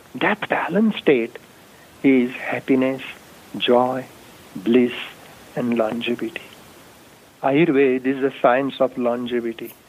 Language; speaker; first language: English; non-native, local second language; Marathi